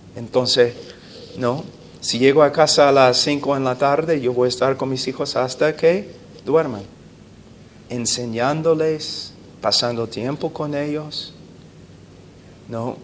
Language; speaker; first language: Spanish; non-native, fluent; English